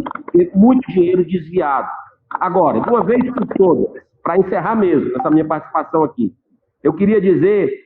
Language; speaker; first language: Portuguese; native; Portuguese